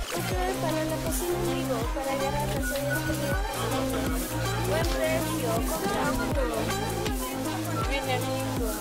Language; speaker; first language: Spanish; non-native, learner; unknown